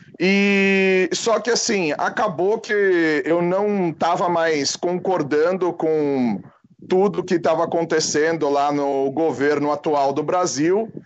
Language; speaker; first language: Portuguese; native; Portuguese